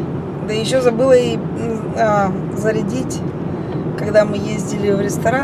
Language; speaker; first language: Russian; native; Russian